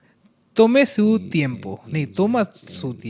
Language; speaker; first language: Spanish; non-native, learner; Hindi